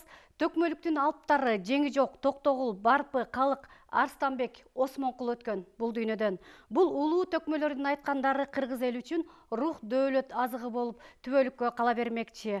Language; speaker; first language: Kyrgyz; native; Kyrgyz